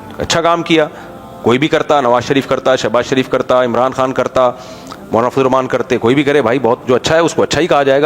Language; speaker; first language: Urdu; native; Urdu